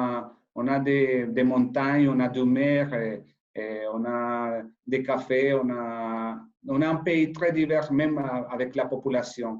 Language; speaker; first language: French; non-native, fluent; Spanish